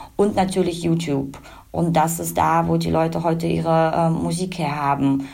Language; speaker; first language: German; early bilingual, other home language; Russian